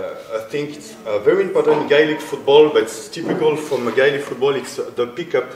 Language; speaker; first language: English; non-native, fluent; French